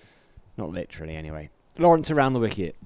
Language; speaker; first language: English; native; English